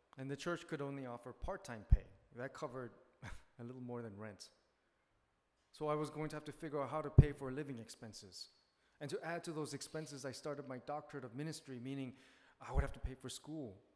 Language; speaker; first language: English; early bilingual, other home language; Korean